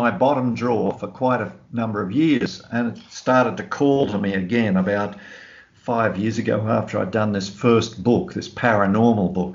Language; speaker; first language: English; native; English